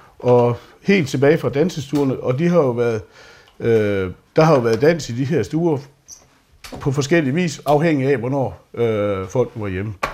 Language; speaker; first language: Danish; native; Danish